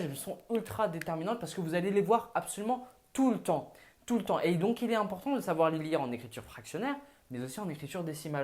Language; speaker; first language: French; native; French